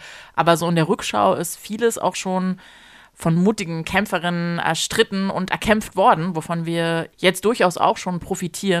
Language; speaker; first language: German; native; German